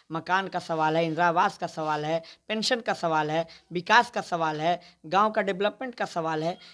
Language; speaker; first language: Hindi; native; Hindi